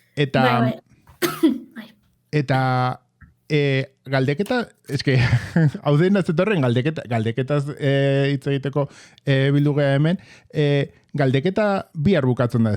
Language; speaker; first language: Basque; native; Basque